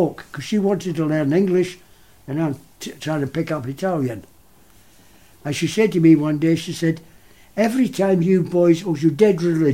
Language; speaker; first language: English; native; English